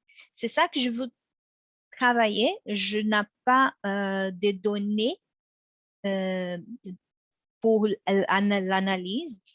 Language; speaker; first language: French; non-native, fluent; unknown